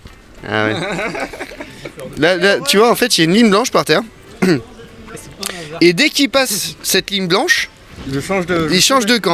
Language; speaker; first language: French; native; French